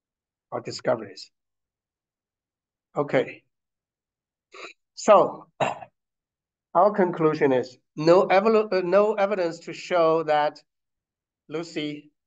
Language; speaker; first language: English; non-native, fluent; Chinese